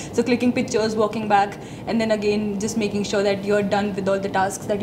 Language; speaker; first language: English; non-native, local second language; Hindi